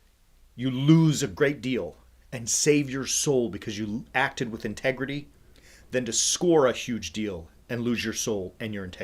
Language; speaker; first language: English; native; English